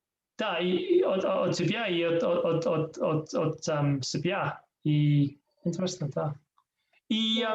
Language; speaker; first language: Russian; non-native, learner; English